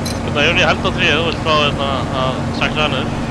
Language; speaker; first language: Icelandic; native; Icelandic